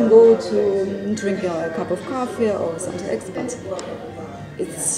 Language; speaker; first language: English; non-native, learner; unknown